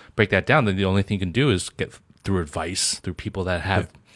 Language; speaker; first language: English; native; English